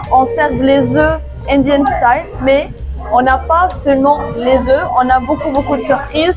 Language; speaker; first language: French; non-native, fluent; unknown